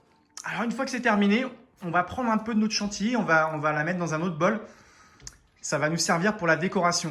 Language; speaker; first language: French; native; French